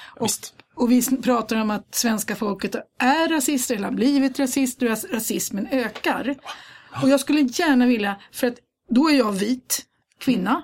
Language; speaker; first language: Swedish; native; Swedish